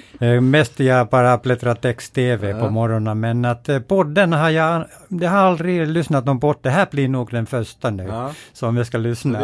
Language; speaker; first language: Swedish; non-native, fluent; Finnish